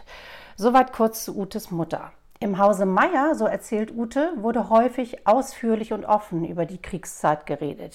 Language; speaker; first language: German; native; German